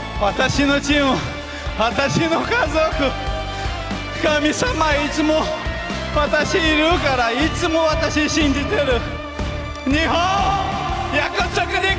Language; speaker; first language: Japanese; non-native, learner; Portuguese